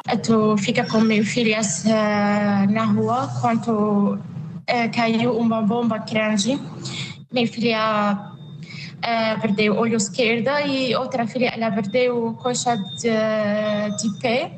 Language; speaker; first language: Portuguese; non-native, learner; Arabic